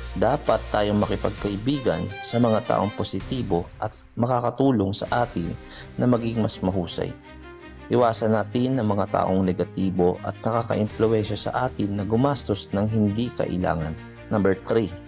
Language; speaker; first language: Filipino; native; Filipino